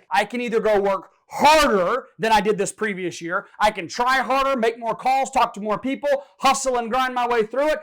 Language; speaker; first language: English; native; English